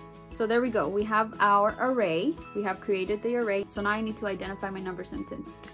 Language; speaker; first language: English; early bilingual, other home language; Spanish